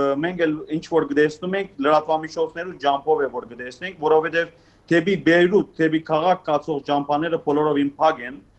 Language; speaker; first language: Armenian; early bilingual, heritage; Armenian